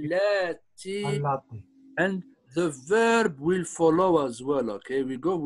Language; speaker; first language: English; non-native, fluent; Arabic